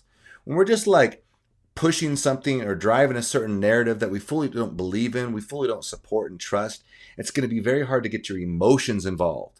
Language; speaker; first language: English; native; English